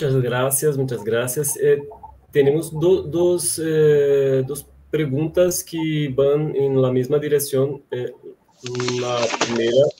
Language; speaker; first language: Spanish; non-native, fluent; Portuguese